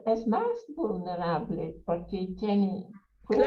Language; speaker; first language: Spanish; non-native, learner; English